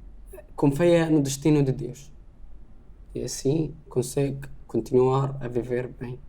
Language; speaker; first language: Portuguese; non-native, learner; Arabic